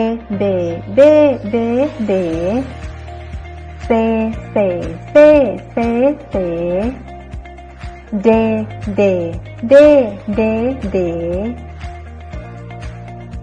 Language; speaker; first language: French; non-native, fluent; Thai